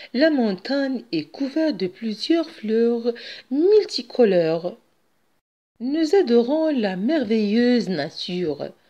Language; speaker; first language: French; non-native, local second language; Arabic